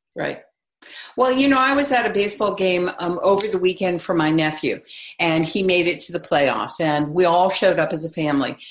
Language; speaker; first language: English; native; English